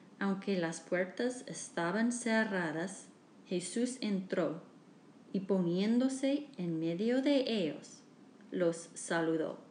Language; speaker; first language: Spanish; non-native, learner; English